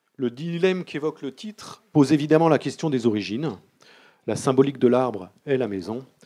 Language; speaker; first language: French; native; French